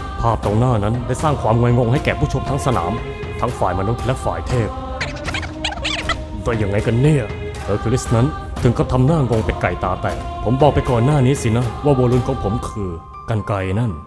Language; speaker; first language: Thai; native; Thai